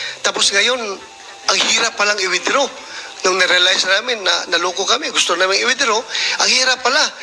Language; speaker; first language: Filipino; native; Filipino